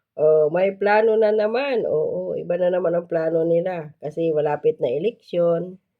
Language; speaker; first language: Filipino; native; Filipino